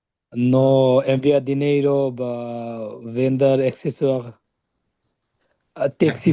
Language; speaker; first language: Portuguese; non-native, learner; Bangla